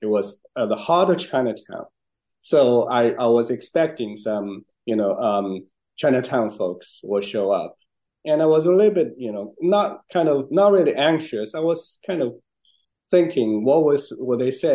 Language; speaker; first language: English; non-native, fluent; Chinese